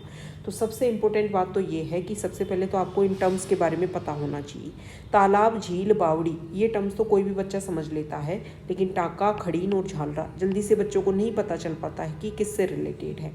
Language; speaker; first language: Hindi; native; Hindi